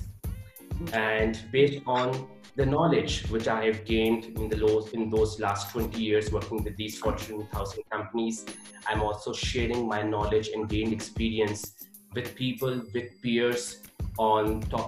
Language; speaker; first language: English; non-native, local second language; Urdu